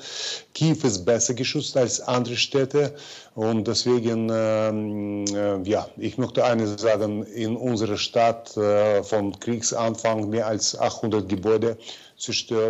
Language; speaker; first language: German; non-native, fluent; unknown